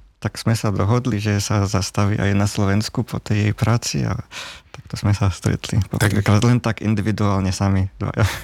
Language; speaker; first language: Slovak; native; Slovak